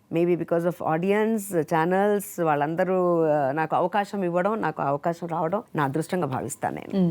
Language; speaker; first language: Telugu; non-native, local second language; Hindi